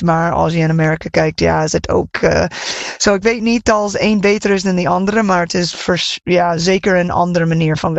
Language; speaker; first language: Dutch; non-native, fluent; English